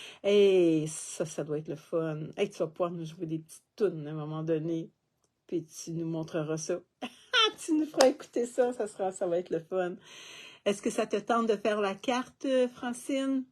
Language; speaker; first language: French; native; French